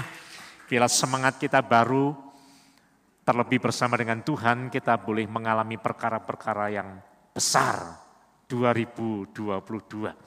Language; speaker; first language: Indonesian; native; Indonesian